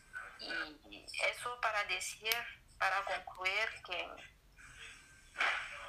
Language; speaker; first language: Spanish; non-native, learner; French